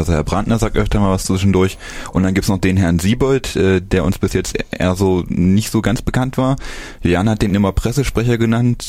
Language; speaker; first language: German; native; German